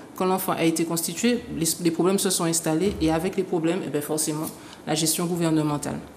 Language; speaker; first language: French; native; French